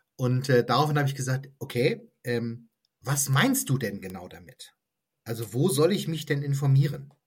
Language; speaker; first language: German; native; German